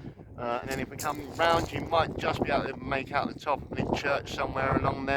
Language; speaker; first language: English; native; English